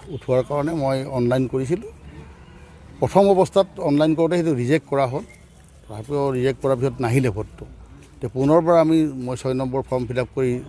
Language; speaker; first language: Assamese; native; Assamese